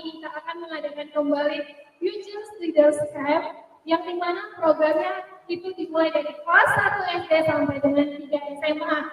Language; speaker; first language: Indonesian; native; Indonesian